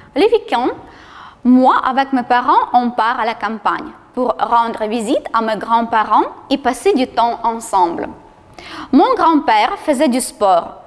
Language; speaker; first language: French; non-native, fluent; Ukrainian